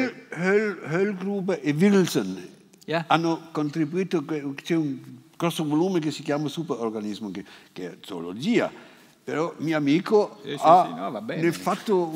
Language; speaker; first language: Italian; non-native, fluent; German